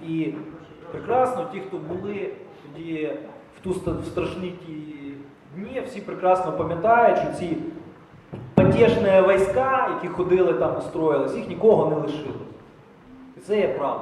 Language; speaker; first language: Ukrainian; native; Ukrainian